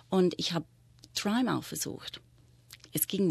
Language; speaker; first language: German; non-native, fluent; English